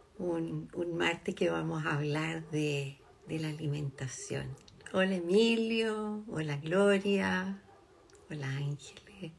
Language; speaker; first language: Spanish; native; Spanish